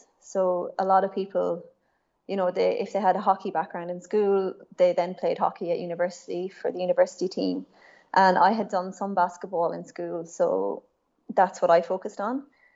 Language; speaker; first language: English; native; English